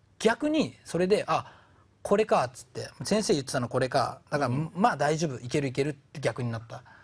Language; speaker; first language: Japanese; native; Japanese